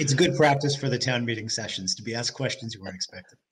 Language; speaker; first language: English; native; English